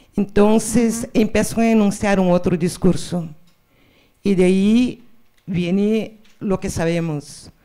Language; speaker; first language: Spanish; non-native, fluent; Portuguese